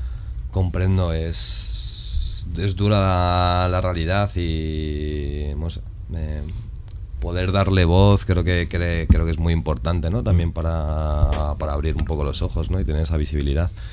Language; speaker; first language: Spanish; native; Spanish